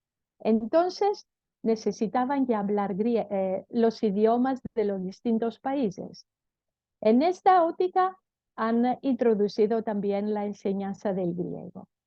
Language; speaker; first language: Spanish; non-native, fluent; Greek